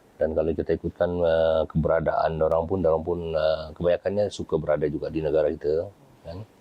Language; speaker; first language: Malay; native; Malay